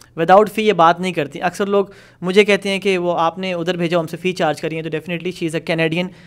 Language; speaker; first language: Urdu; native; Urdu